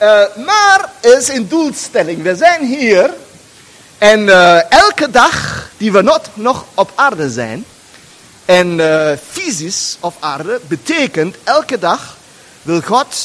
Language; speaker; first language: German; non-native, learner; Dutch